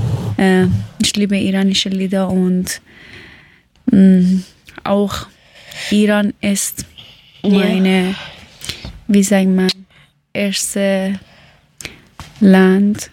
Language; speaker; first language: German; non-native, learner; Persian